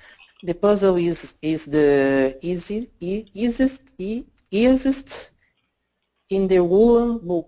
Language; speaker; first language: English; non-native, learner; Portuguese